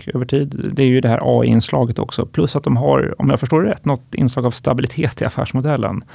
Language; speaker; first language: Swedish; native; Swedish